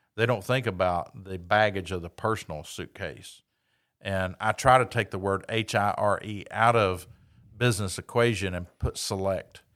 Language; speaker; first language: English; native; English